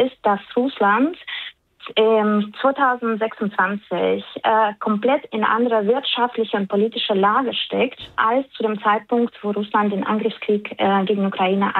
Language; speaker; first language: German; non-native, fluent; Russian